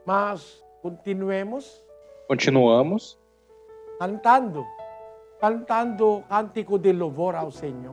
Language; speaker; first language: Portuguese; non-native, learner; Filipino